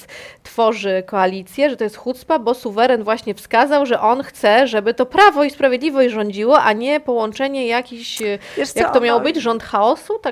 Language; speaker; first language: Polish; native; Polish